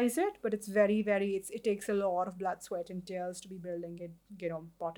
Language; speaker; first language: English; non-native, local second language; Hindi